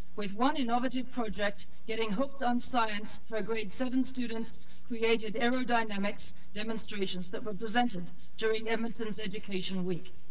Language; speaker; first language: English; native; English